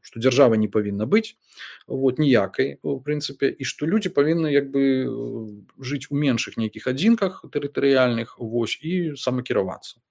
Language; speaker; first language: Belarusian; non-native, local second language; Russian